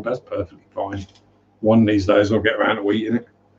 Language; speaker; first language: English; native; English